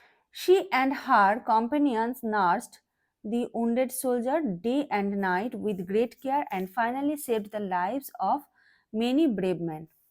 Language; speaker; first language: English; non-native, local second language; Bangla